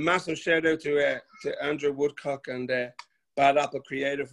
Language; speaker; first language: English; native; English